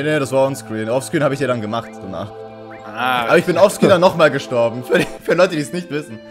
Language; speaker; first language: German; native; German